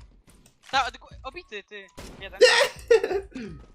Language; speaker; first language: Polish; native; Polish